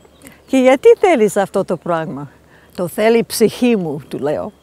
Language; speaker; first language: Greek; non-native, fluent; English